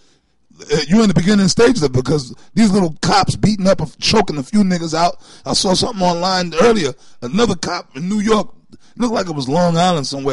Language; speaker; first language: English; native; English